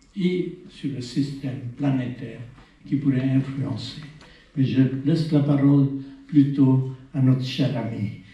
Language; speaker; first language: French; non-native, fluent; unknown